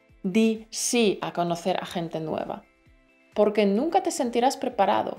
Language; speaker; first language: Spanish; native; Spanish